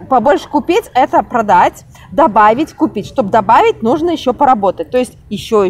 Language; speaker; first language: Russian; native; Russian